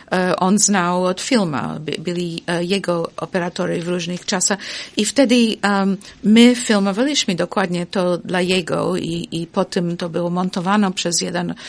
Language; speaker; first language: Polish; non-native, fluent; English